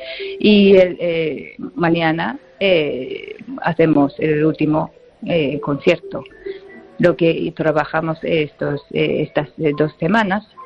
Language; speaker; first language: Spanish; non-native, fluent; Japanese